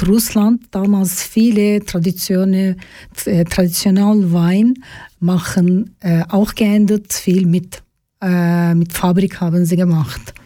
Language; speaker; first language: German; non-native, learner; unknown